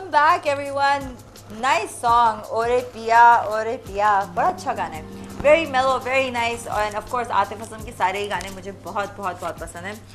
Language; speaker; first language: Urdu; native; Urdu